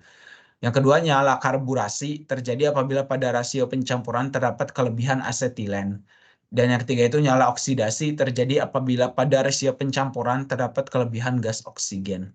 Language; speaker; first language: Indonesian; native; Indonesian